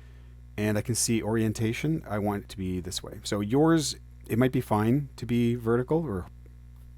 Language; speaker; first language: English; native; English